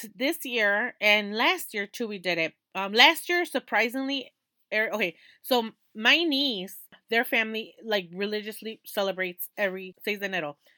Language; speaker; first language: English; early bilingual, other home language; Spanish